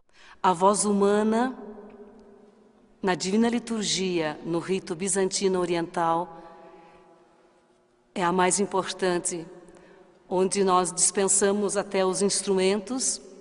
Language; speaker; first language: Portuguese; non-native, fluent; Ukrainian